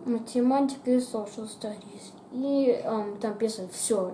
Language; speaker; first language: Russian; early bilingual, heritage; Russian